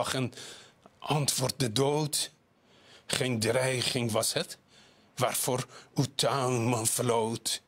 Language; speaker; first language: Dutch; non-native, fluent; Persian